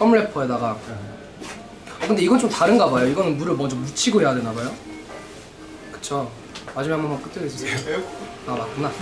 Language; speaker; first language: Korean; early bilingual, heritage; Korean